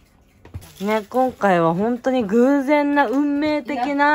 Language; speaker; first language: Japanese; native; Japanese